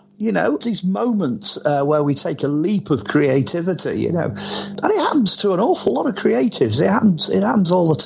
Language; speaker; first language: English; native; English